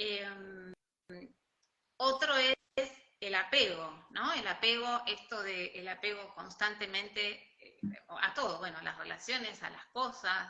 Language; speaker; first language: Spanish; native; Spanish